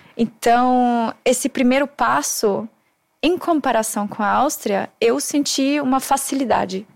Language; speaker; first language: Portuguese; non-native, fluent; German